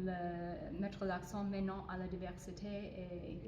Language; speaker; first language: French; non-native, fluent; English